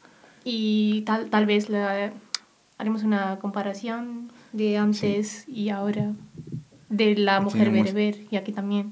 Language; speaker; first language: Spanish; non-native, local second language; Berber languages